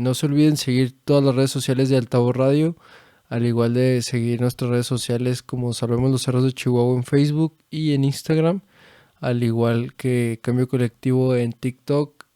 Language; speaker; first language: Spanish; native; Spanish